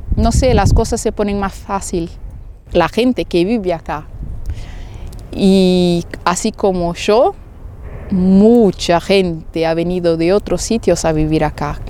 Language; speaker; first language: Spanish; non-native, fluent; Portuguese